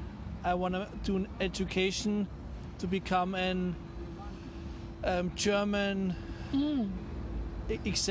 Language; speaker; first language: English; non-native, fluent; German